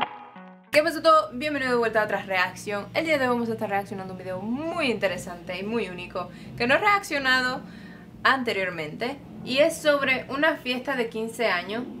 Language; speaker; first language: Spanish; non-native, fluent; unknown